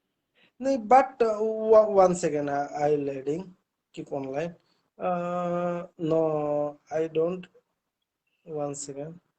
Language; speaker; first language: English; non-native, learner; Bangla